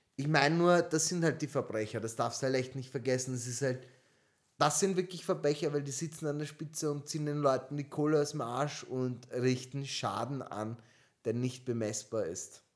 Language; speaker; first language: German; early bilingual, other home language; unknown